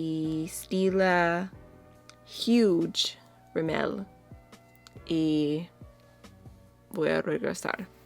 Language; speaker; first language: Spanish; non-native, learner; English